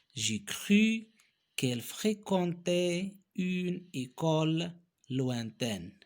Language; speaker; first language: French; non-native, local second language; Arabic